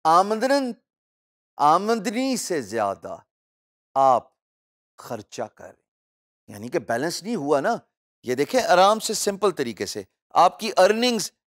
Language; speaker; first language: Urdu; native; Urdu